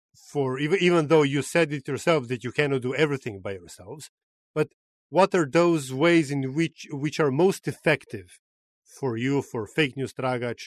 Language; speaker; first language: English; non-native, fluent; Slovenian